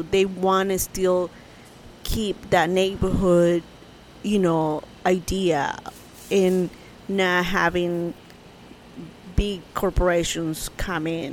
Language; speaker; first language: English; non-native, fluent; Spanish